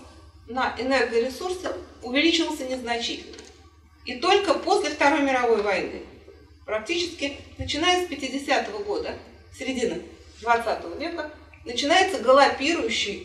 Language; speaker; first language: Russian; native; Russian